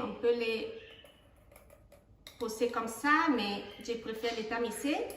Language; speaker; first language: French; non-native, fluent; Spanish